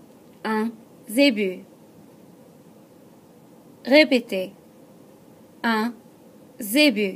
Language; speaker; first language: French; non-native, fluent; English